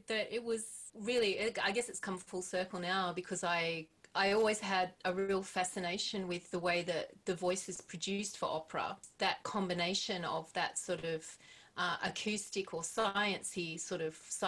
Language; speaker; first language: English; native; English